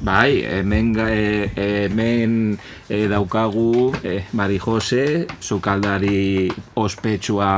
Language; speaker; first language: Basque; non-native, local second language; Spanish